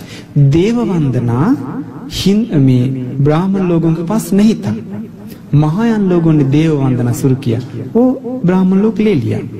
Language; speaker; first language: Hindi; non-native, fluent; Sinhala